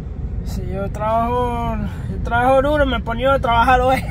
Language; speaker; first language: Spanish; early bilingual, heritage; Spanish